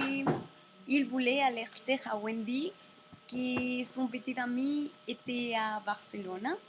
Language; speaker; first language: French; non-native, learner; Spanish